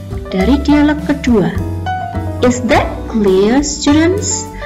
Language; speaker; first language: English; non-native, fluent; Indonesian